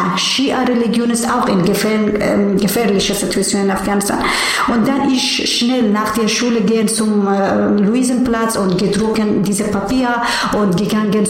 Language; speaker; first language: German; non-native, learner; Persian